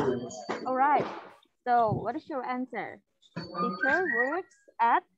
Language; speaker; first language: English; non-native, fluent; Indonesian